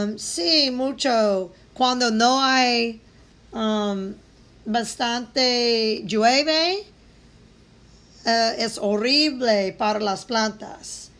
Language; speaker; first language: Spanish; non-native, fluent; English